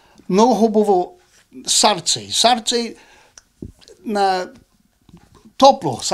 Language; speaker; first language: Bulgarian; non-native, learner; English